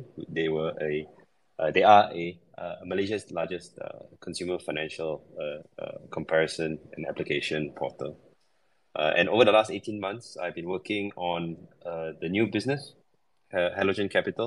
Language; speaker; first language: English; non-native, local second language; Chinese